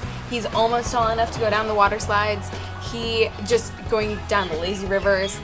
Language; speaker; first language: English; native; English